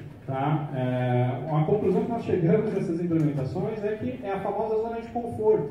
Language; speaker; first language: Portuguese; native; Portuguese